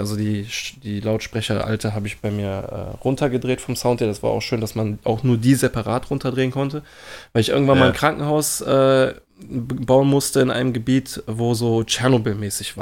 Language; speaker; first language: German; native; German